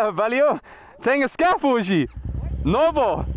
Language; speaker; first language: Portuguese; non-native, learner; English